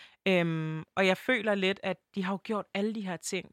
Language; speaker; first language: Danish; early bilingual, other home language; French